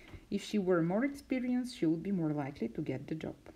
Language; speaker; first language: English; non-native, fluent; Bulgarian